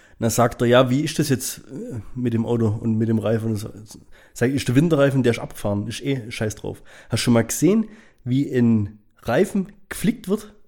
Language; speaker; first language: German; native; German